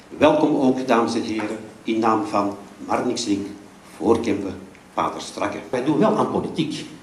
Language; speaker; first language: Dutch; native; Dutch